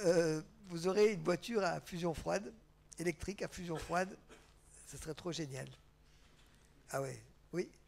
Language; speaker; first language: French; native; French